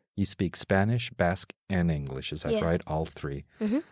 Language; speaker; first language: English; early bilingual, heritage; English